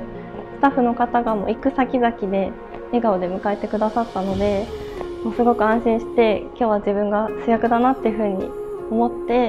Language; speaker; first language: Japanese; native; Japanese